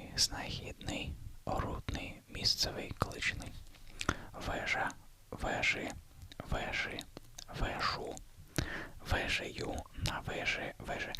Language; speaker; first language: Ukrainian; non-native, learner; Russian